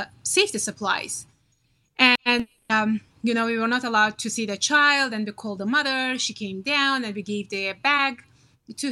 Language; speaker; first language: English; non-native, fluent; Turkish